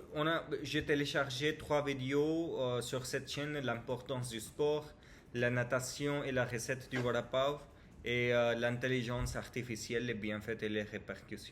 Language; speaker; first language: French; non-native, learner; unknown